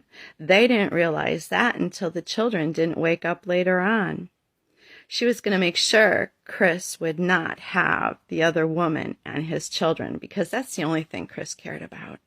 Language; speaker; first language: English; native; English